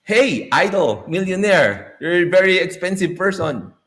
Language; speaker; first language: English; non-native, local second language; Filipino